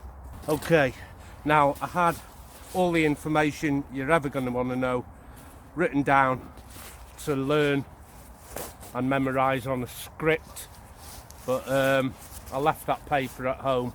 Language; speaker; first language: English; native; English